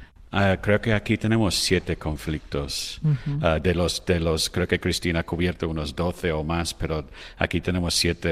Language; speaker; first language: Spanish; non-native, fluent; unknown